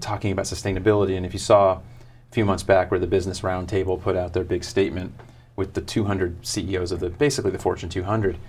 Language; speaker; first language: English; native; English